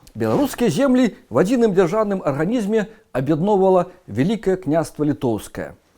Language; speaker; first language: Belarusian; native; Belarusian